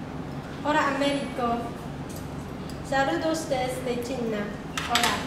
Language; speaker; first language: Spanish; non-native, learner; Chinese